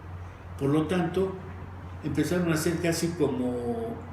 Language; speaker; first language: Spanish; native; Spanish